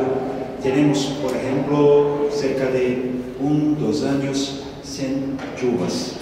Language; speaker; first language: Spanish; non-native, learner; Portuguese